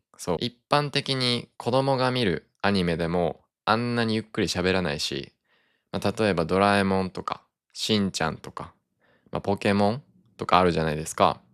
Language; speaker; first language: Japanese; native; Japanese